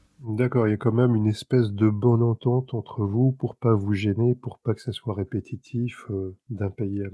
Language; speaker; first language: French; native; French